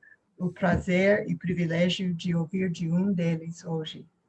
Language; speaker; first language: Portuguese; non-native, fluent; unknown